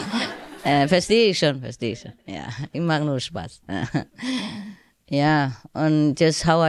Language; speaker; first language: German; non-native, learner; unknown